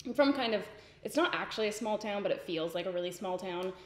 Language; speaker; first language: English; native; English